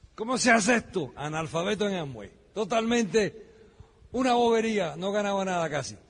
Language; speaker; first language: Spanish; early bilingual, heritage; Spanish